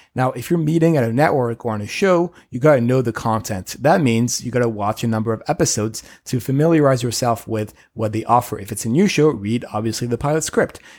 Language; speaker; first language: English; non-native, fluent; French